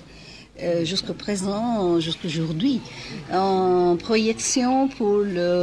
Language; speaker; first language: French; non-native, fluent; Italian